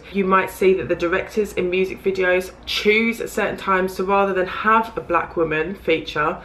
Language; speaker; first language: English; native; English